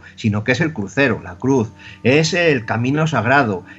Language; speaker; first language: Spanish; native; Spanish